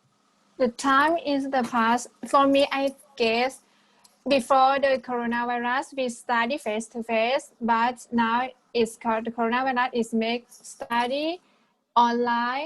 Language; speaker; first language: English; non-native, learner; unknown